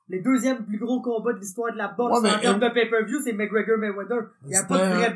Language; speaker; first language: French; native; French